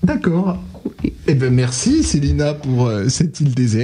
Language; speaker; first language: French; native; French